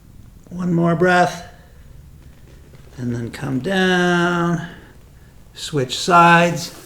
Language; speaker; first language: English; native; English